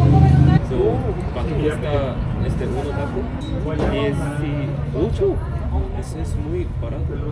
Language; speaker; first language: Spanish; non-native, learner; Korean